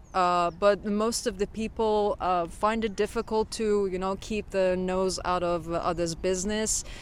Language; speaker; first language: English; non-native, fluent; Persian